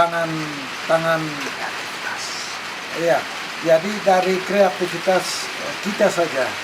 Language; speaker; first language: Indonesian; non-native, local second language; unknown